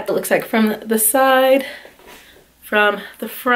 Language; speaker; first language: English; native; English